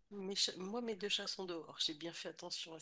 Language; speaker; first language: French; native; French